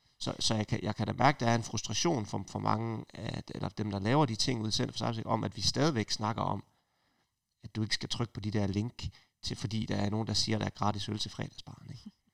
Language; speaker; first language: Danish; native; Danish